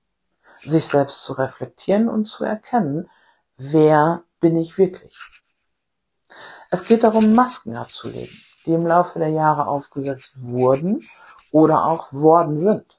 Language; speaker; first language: German; native; German